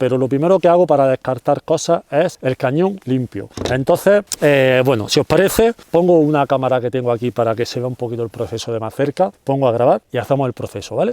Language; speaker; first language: Spanish; native; Spanish